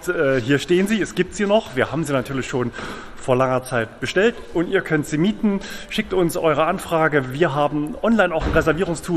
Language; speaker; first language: German; native; German